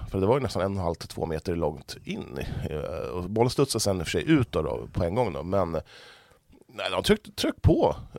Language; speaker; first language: Swedish; native; Swedish